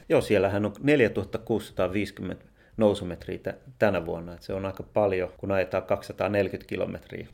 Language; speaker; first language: Finnish; native; Finnish